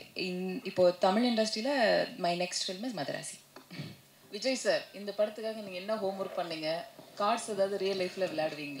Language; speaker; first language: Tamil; non-native, learner; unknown